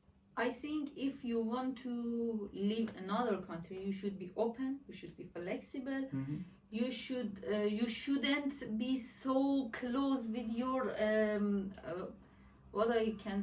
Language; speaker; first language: English; non-native, learner; Persian